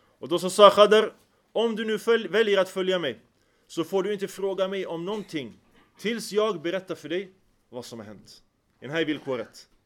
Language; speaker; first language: Swedish; early bilingual, other home language; Arabic